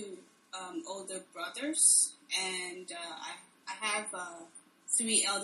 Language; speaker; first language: English; non-native, local second language; Igbo